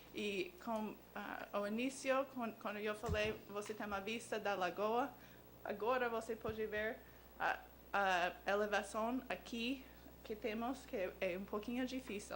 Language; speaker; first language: Portuguese; non-native, learner; English